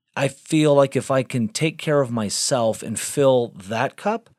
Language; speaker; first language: English; native; English